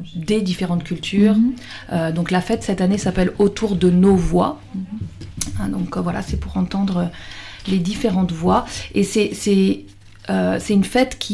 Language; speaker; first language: French; native; French